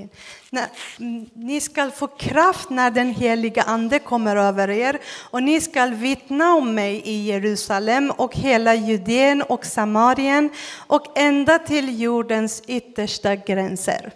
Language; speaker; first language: Swedish; non-native, fluent; Persian